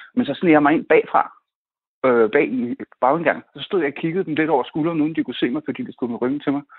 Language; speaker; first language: Danish; native; Danish